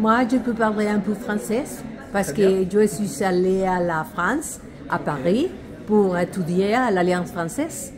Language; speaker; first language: French; non-native, learner; Spanish